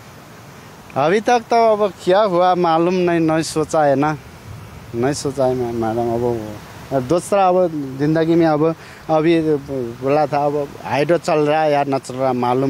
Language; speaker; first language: Hindi; non-native, learner; Nepali